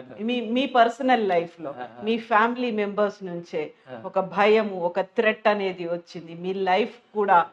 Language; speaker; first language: Telugu; native; Telugu